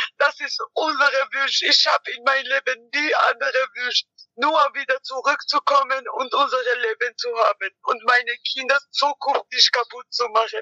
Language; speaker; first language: German; non-native, learner; Georgian